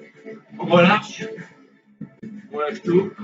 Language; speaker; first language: French; native; French